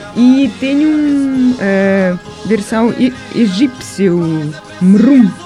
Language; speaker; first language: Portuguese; non-native, fluent; Russian